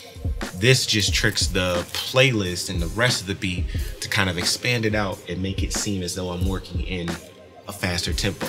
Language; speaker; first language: English; native; English